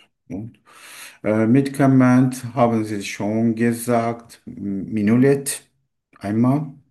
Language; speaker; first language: German; non-native, learner; Turkish